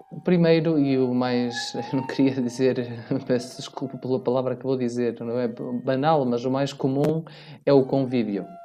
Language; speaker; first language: Portuguese; native; Portuguese